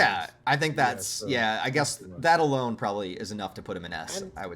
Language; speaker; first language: English; native; English